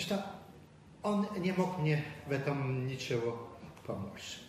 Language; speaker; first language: Russian; non-native, fluent; Polish